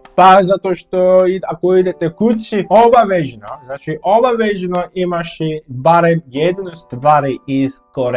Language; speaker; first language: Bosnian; non-native, learner; Korean